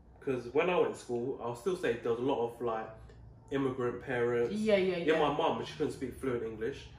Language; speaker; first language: English; native; English